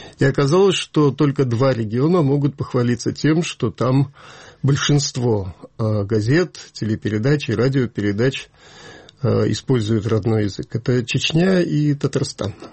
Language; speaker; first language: Russian; native; Russian